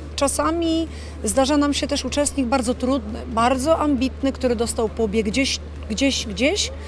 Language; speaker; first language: Polish; native; Polish